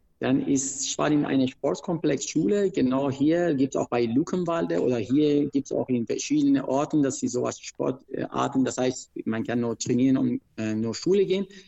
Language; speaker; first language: German; non-native, fluent; Persian